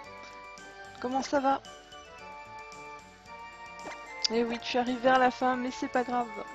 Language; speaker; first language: French; native; French